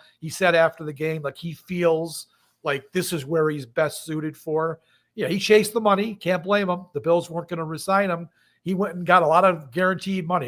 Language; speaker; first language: English; native; English